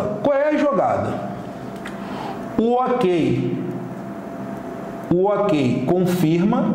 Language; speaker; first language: Portuguese; native; Portuguese